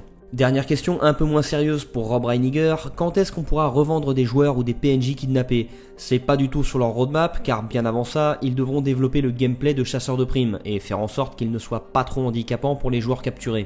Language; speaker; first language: French; native; French